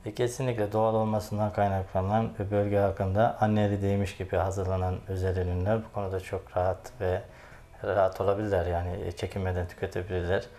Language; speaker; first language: Turkish; native; Turkish